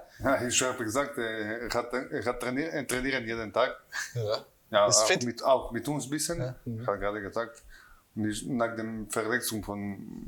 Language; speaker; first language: German; non-native, learner; Croatian